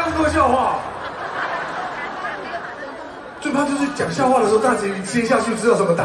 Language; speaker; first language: Chinese; native; Chinese